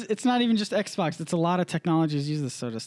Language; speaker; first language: English; native; English